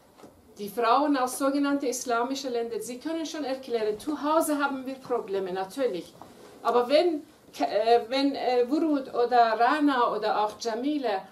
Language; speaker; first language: German; non-native, fluent; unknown